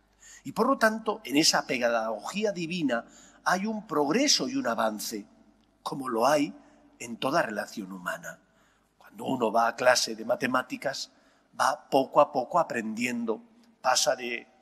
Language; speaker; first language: Spanish; native; Spanish